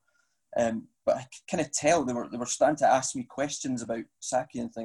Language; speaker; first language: English; native; English